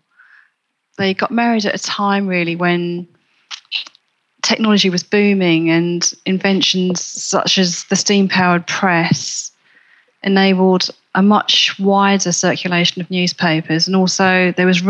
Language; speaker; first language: English; native; English